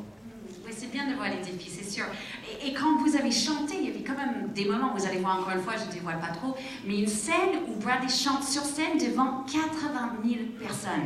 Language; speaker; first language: French; native; French